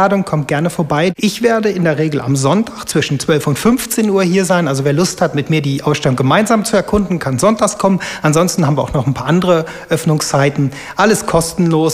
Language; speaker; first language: German; native; German